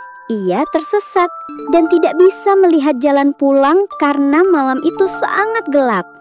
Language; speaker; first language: Indonesian; native; Indonesian